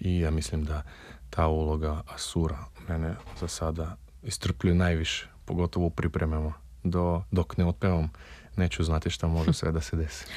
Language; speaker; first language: Serbian; non-native, fluent; Russian